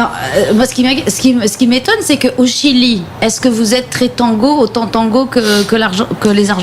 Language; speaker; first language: French; native; French